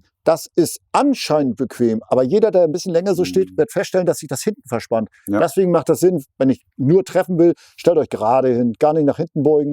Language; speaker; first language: German; native; German